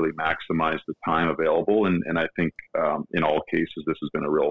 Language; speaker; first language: English; native; English